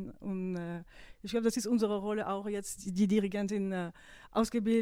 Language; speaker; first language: German; non-native, fluent; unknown